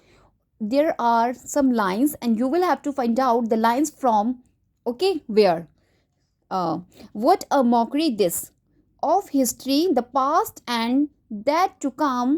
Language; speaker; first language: English; non-native, local second language; Hindi